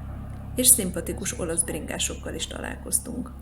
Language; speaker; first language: Hungarian; native; Hungarian